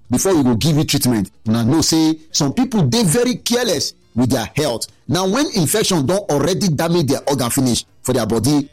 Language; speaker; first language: Nigerian Pidgin; non-native, local second language; Yoruba